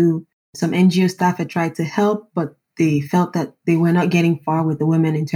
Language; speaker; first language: English; non-native, local second language; Yoruba